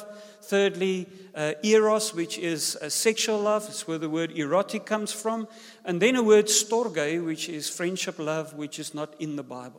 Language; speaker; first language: English; non-native, local second language; Afrikaans